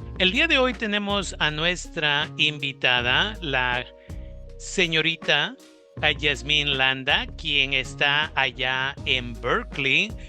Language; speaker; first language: Spanish; native; Spanish